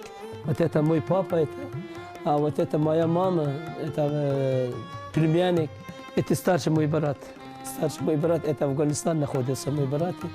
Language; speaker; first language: Russian; non-native, learner; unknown